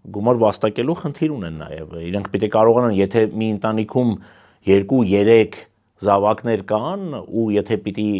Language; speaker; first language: Armenian; native; Armenian